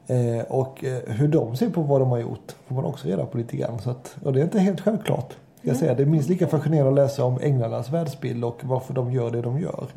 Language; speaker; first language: Swedish; native; Swedish